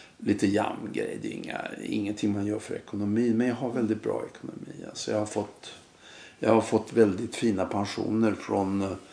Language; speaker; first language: Swedish; native; Swedish